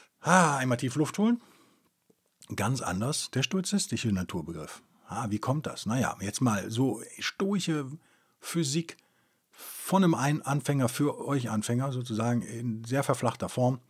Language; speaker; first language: German; native; German